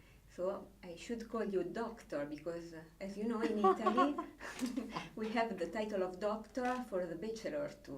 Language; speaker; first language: English; non-native, fluent; Italian